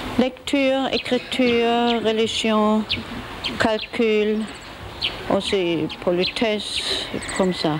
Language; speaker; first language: French; non-native, learner; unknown